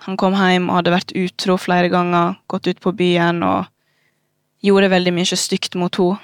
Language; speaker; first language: Norwegian; early bilingual, other home language; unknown